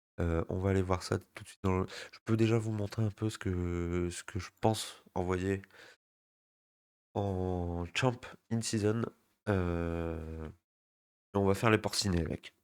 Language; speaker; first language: French; native; French